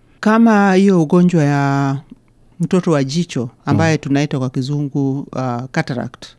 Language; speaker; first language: Swahili; non-native, local second language; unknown